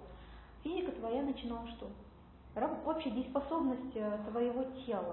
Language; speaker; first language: Russian; native; Russian